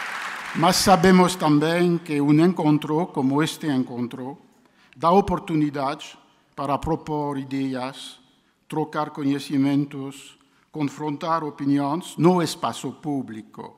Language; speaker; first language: Portuguese; non-native, fluent; French